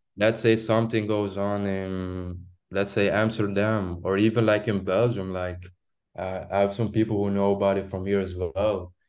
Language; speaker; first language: English; non-native, fluent; French